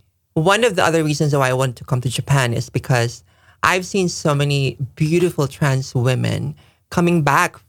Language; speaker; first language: English; non-native, local second language; Filipino